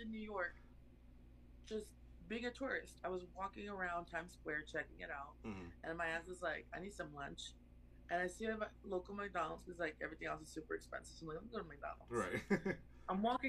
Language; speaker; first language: English; early bilingual, other home language; Spanish